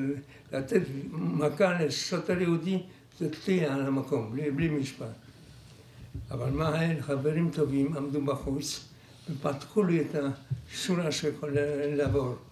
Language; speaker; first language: Hebrew; non-native, fluent; Polish